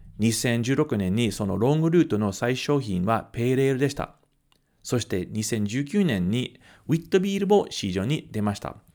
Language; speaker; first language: Japanese; early bilingual, heritage; Japanese